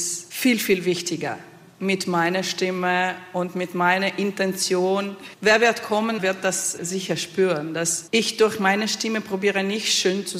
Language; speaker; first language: German; non-native, fluent; Italian